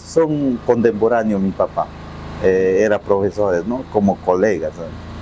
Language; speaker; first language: Spanish; non-native, local second language; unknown